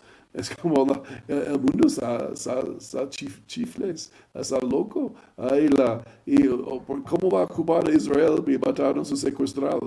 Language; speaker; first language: Spanish; non-native, fluent; English